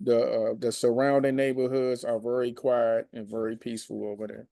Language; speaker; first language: English; native; English